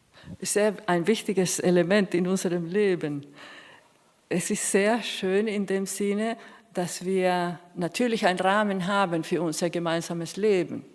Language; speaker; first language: German; non-native, fluent; Spanish